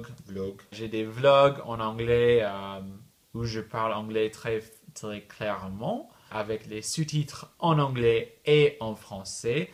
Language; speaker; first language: French; non-native, fluent; English